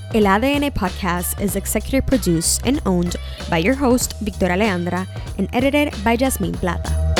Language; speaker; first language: English; non-native, local second language; Spanish